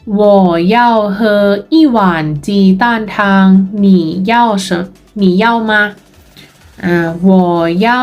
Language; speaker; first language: Chinese; non-native, fluent; Thai